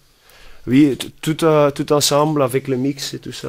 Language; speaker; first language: French; non-native, fluent; Dutch